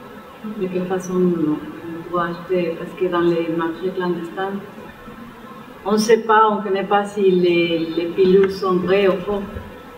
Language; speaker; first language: French; non-native, fluent; Spanish